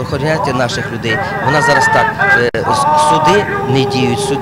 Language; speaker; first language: Ukrainian; native; Ukrainian